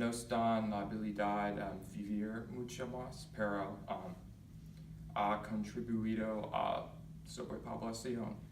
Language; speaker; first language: Spanish; non-native, learner; English